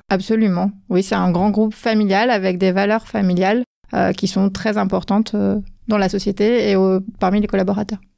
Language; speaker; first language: French; native; French